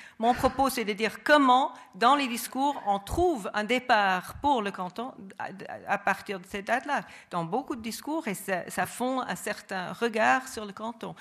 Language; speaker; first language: French; non-native, fluent; English